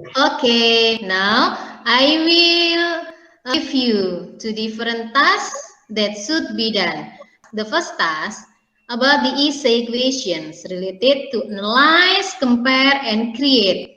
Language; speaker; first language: English; non-native, learner; Indonesian